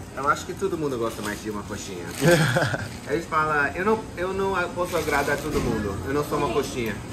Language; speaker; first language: Portuguese; non-native, fluent; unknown